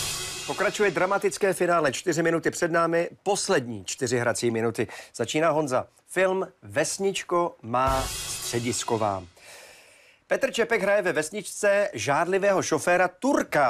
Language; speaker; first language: Czech; native; Czech